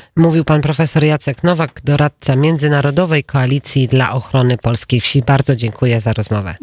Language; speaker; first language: Polish; native; Polish